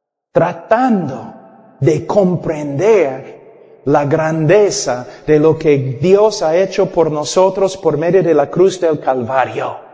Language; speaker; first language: Spanish; non-native, fluent; English